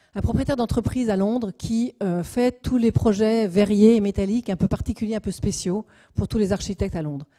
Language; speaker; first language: French; native; French